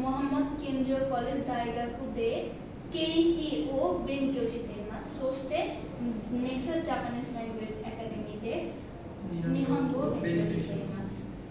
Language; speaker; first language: Japanese; non-native, fluent; Bangla